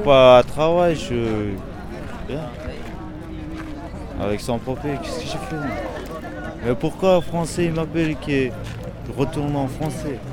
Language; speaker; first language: French; non-native, learner; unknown